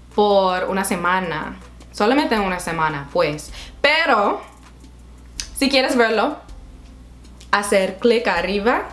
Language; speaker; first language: Spanish; non-native, learner; English